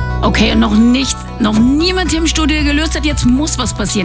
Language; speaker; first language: German; native; German